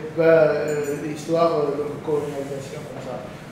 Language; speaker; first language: French; non-native, learner; Japanese